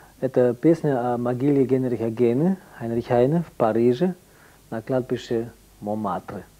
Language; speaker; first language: Russian; non-native, fluent; German